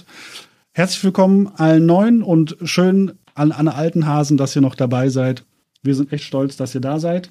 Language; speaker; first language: German; native; German